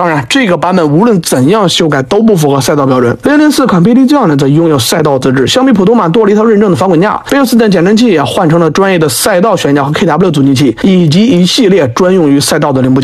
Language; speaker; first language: Chinese; native; Chinese